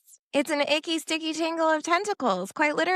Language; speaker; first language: English; native; English